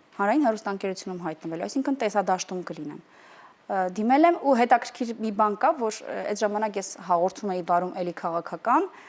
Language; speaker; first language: Armenian; native; Armenian